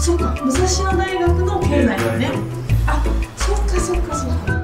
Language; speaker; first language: Japanese; native; Japanese